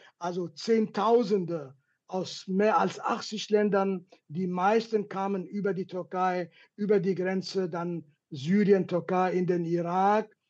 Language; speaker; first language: German; non-native, fluent; Kurdish